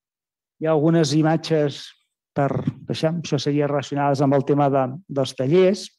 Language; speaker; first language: Catalan; native; Catalan